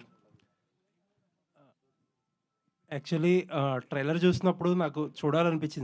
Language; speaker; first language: Telugu; native; Telugu